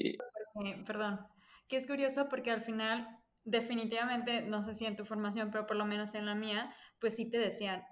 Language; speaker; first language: Spanish; native; Spanish